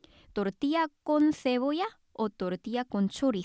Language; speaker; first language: Spanish; non-native, fluent; Korean